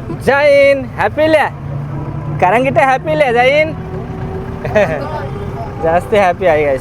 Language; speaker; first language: Malayalam; non-native, learner; Bangla